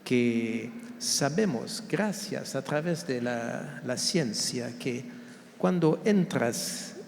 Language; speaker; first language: Spanish; non-native, fluent; French